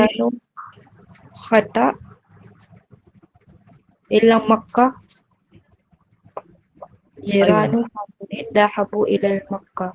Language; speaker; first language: Arabic; non-native, learner; Filipino